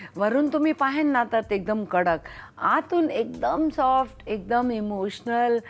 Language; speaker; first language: Marathi; non-native, local second language; Hindi